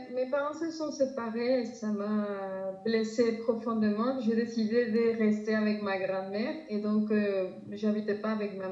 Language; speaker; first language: French; non-native, fluent; Spanish